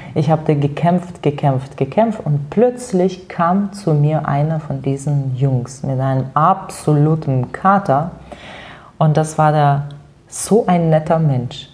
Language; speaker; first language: German; non-native, fluent; Russian